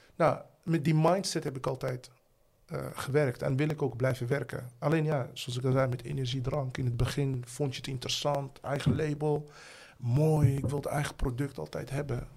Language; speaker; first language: Dutch; non-native, fluent; Arabic